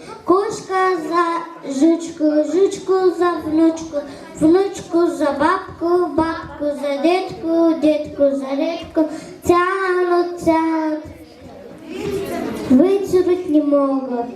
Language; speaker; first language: Russian; non-native, learner; Uzbek